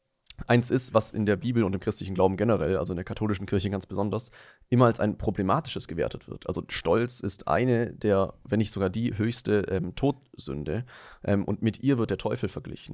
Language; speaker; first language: German; native; German